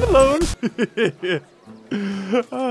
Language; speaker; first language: English; native; English